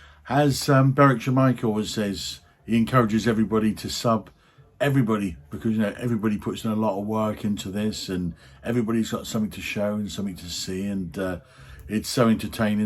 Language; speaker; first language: English; native; English